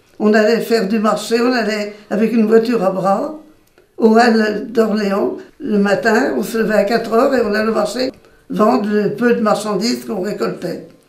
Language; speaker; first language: French; native; French